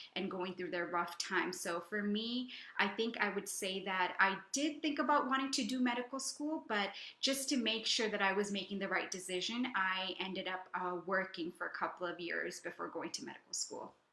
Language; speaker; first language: English; native; English